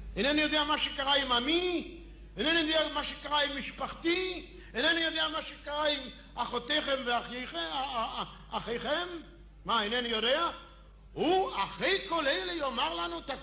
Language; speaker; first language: Hebrew; non-native, fluent; Yiddish